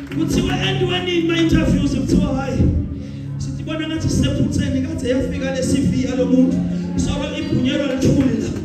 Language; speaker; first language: Zulu; non-native, local second language; Swati